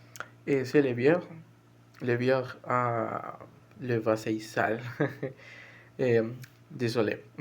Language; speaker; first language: French; non-native, learner; Spanish